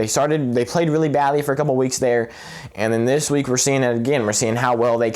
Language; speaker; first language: English; native; English